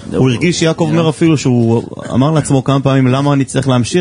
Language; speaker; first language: Hebrew; native; Hebrew